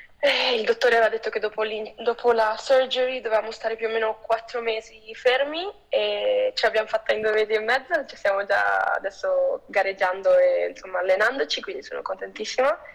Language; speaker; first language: Italian; non-native, fluent; Spanish